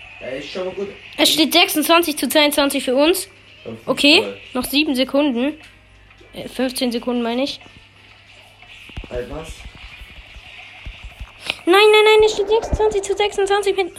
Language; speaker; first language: German; native; German